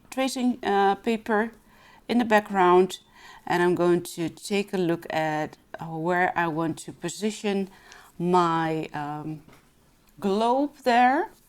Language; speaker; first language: English; non-native, fluent; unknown